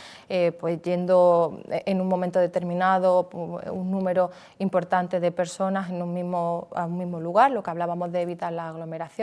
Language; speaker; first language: Spanish; native; Spanish